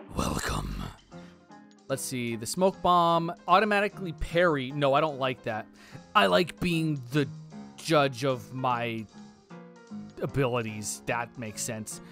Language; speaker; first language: English; native; English